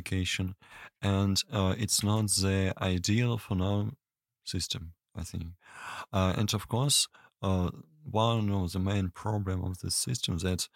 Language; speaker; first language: English; non-native, learner; Russian